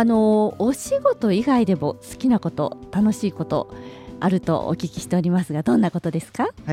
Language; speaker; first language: Japanese; native; Japanese